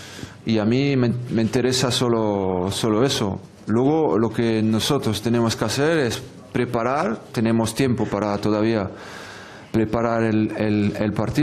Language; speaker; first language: Spanish; non-native, fluent; French